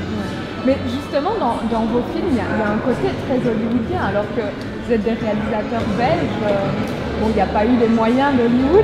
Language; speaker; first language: French; native; French